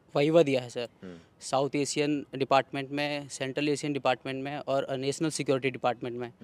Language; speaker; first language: Hindi; native; Hindi